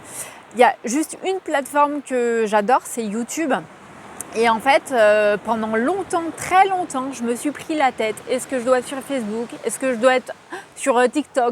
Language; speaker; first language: French; native; French